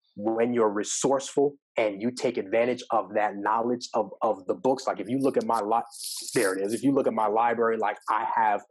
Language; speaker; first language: English; native; English